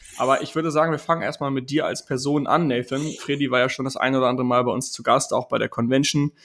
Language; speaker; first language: German; native; German